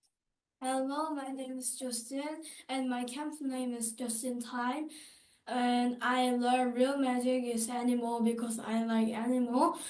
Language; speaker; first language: English; non-native, learner; Korean